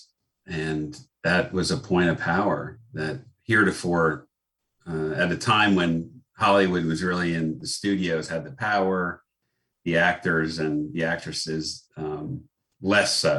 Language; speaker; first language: English; native; English